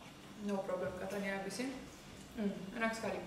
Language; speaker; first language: Indonesian; non-native, fluent; Romanian